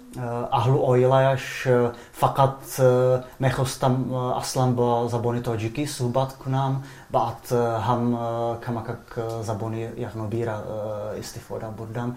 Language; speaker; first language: Persian; non-native, fluent; Czech